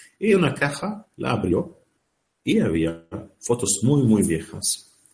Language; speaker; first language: Spanish; non-native, learner; Arabic